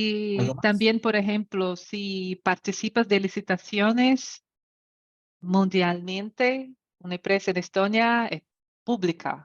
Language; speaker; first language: Spanish; non-native, learner; Portuguese